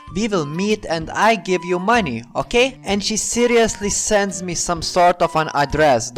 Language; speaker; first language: English; non-native, fluent; Lithuanian